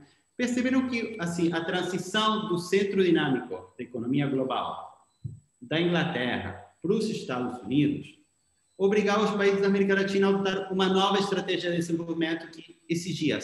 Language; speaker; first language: Portuguese; non-native, fluent; Spanish